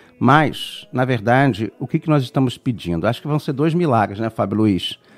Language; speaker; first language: Portuguese; native; Portuguese